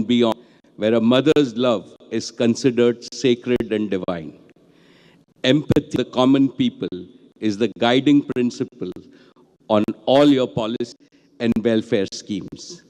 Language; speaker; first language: English; non-native, local second language; Gujarati